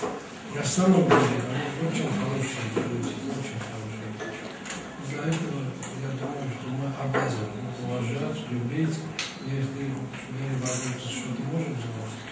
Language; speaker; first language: Russian; non-native, local second language; Armenian